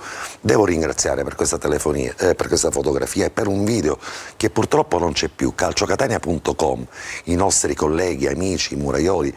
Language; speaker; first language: Italian; native; Italian